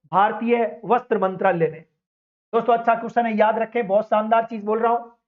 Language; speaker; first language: Hindi; native; Hindi